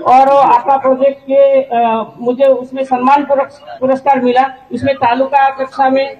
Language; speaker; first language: Hindi; non-native, local second language; Gujarati